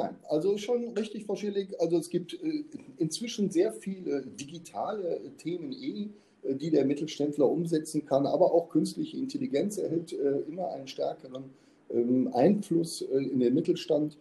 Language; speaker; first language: German; native; German